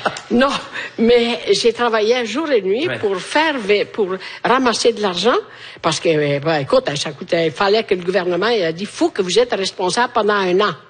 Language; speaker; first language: French; native; French